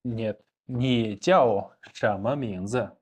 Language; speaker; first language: Chinese; non-native, fluent; Kyrgyz